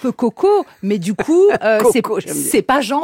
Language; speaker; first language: French; native; French